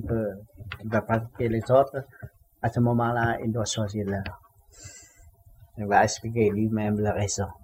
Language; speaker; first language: French; non-native, learner; Vietnamese